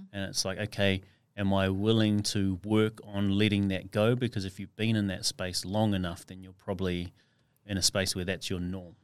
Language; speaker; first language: English; native; English